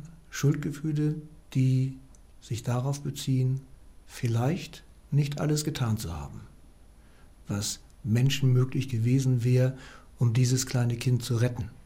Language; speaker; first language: German; native; German